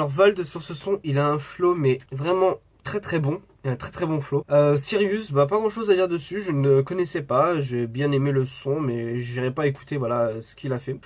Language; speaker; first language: French; native; French